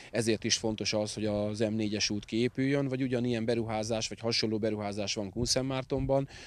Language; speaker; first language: Hungarian; native; Hungarian